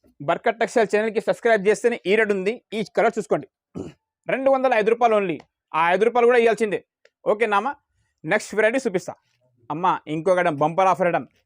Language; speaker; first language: Telugu; non-native, local second language; Urdu